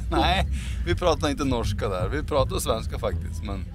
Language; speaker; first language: Swedish; native; Swedish